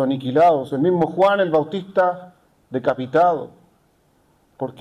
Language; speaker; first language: Spanish; native; Spanish